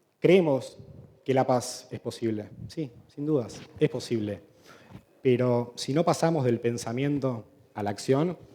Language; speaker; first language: Spanish; native; Spanish